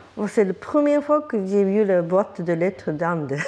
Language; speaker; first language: French; non-native, learner; Japanese